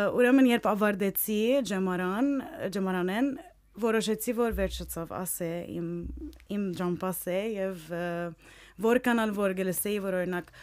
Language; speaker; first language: Armenian; early bilingual, heritage; Armenian